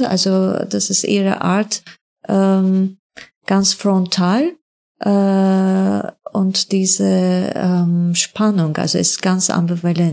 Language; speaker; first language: German; non-native, fluent; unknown